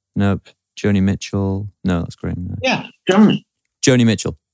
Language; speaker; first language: English; native; English